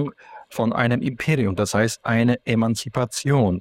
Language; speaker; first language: German; non-native, fluent; Ukrainian